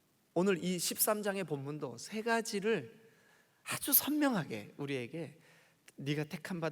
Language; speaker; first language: Korean; native; Korean